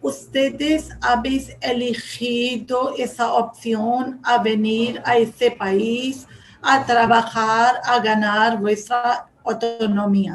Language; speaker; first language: Spanish; non-native, fluent; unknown